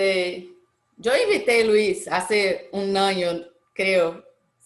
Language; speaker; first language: Spanish; non-native, fluent; Portuguese